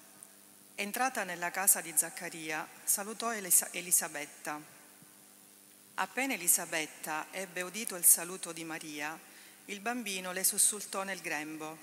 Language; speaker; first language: Italian; native; Italian